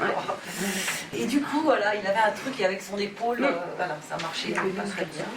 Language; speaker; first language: French; native; French